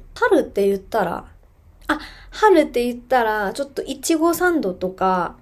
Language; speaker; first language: Japanese; non-native, fluent; Korean